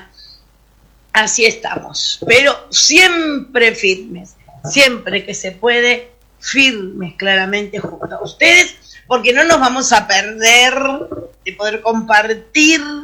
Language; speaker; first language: Spanish; native; Spanish